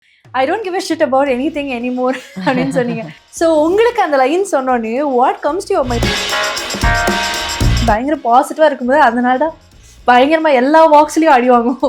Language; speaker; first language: Tamil; native; Tamil